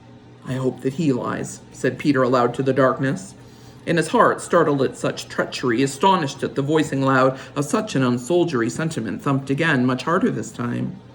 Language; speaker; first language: English; native; English